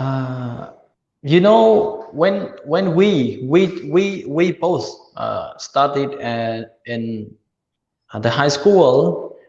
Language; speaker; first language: English; non-native, learner; Khmer